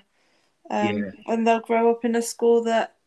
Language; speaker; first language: English; native; English